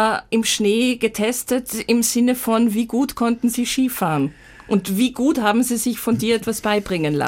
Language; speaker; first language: German; native; German